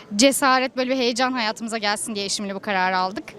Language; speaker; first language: Turkish; native; Turkish